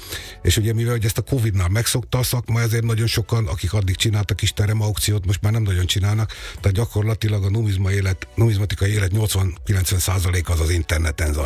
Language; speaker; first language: Hungarian; native; Hungarian